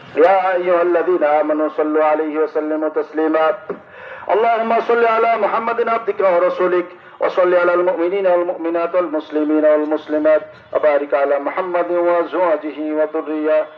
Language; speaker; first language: Arabic; non-native, fluent; Bangla